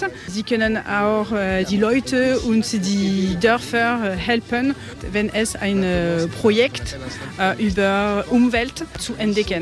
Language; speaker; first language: German; non-native, learner; French